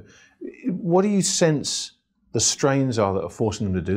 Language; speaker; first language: English; native; English